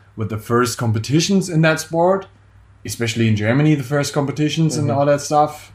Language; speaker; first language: English; non-native, fluent; German